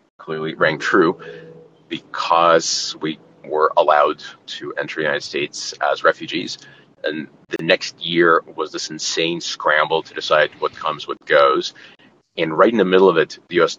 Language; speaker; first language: English; non-native, fluent; Ukrainian